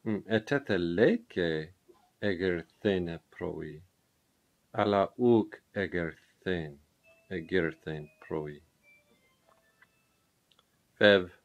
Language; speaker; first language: Greek; non-native, learner; English